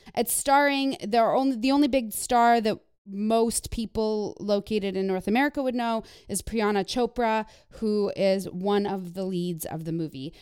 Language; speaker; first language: English; non-native, fluent; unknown